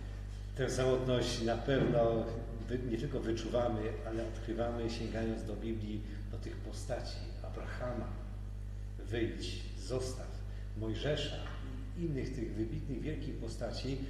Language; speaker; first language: Polish; native; Polish